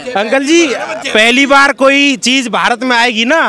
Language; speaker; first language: Hindi; native; Hindi